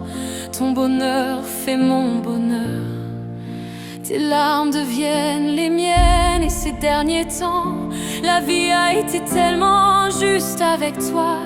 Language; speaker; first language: French; native; French